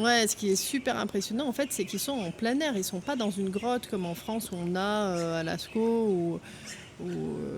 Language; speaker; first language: French; native; French